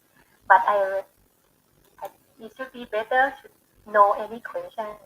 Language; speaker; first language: English; non-native, learner; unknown